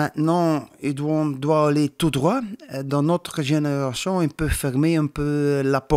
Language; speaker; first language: French; non-native, learner; Dutch